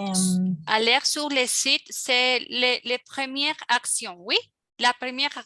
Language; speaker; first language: French; non-native, fluent; Spanish